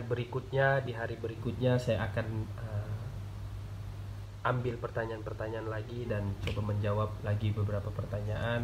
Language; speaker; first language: Indonesian; non-native, local second language; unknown